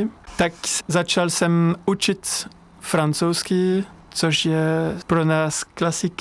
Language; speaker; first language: Czech; non-native, learner; French